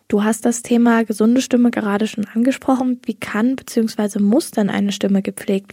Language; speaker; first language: German; native; German